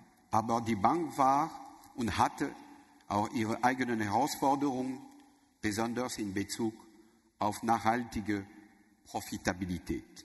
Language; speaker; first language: German; non-native, learner; French